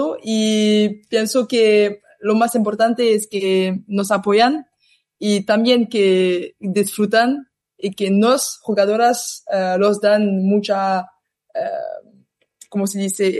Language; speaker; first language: Spanish; non-native, learner; French